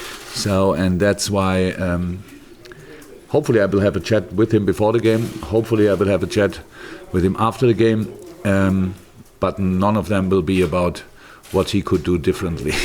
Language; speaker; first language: English; non-native, fluent; German